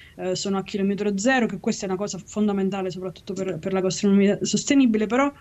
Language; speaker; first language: Italian; native; Italian